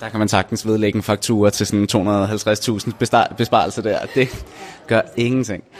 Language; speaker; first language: Danish; native; Danish